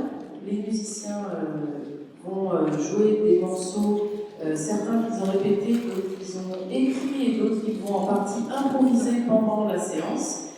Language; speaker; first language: French; native; French